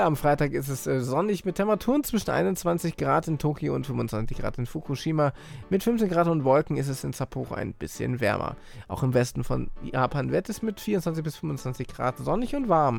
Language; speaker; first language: German; native; German